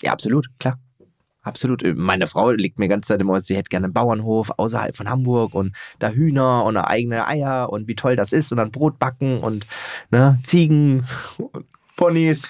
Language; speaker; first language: German; native; German